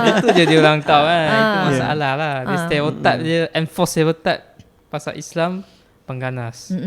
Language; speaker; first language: Malay; non-native, local second language; Chinese